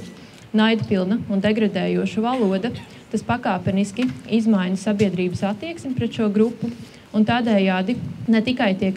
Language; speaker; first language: Latvian; native; Latvian